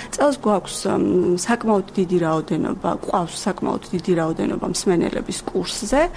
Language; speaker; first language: Georgian; native; Georgian